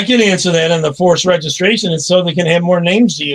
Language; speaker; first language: English; native; English